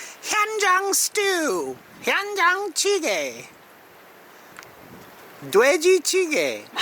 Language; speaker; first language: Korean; non-native, learner; English